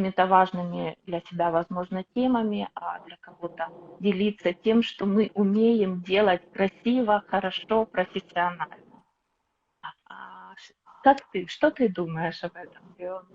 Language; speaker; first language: Russian; native; Russian